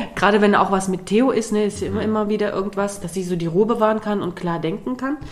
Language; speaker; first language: German; early bilingual, other home language; Russian